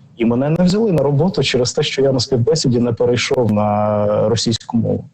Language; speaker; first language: Ukrainian; non-native, local second language; Russian